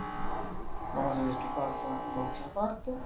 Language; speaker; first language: Spanish; non-native, fluent; Italian